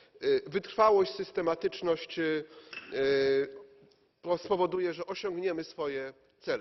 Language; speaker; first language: Polish; native; Polish